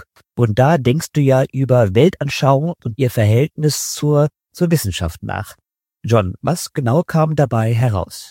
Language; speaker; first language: German; native; German